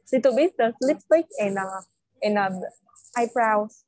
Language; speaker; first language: English; non-native, learner; Vietnamese